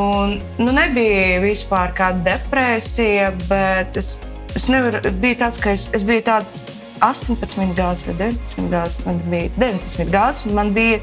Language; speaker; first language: Latvian; non-native, local second language; Russian